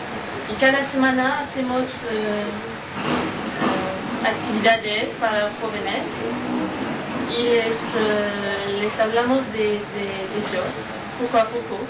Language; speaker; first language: Spanish; non-native, learner; French